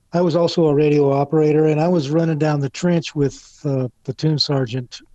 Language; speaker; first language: English; native; English